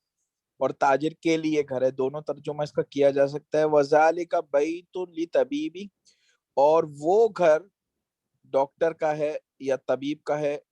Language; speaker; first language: Urdu; native; Urdu